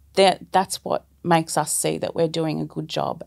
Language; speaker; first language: English; native; English